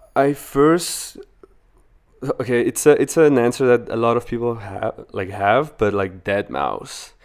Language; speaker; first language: English; non-native, fluent; Spanish